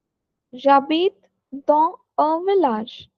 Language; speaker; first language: French; non-native, fluent; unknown